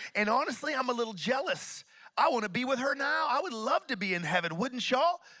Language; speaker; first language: English; native; English